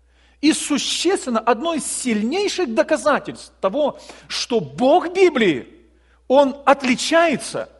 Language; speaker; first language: Russian; native; Russian